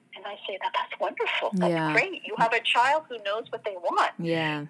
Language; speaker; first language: English; non-native, fluent; French